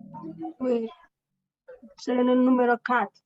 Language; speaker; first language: French; non-native, learner; Spanish